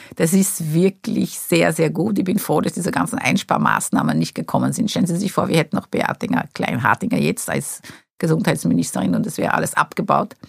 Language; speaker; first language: German; non-native, fluent; Portuguese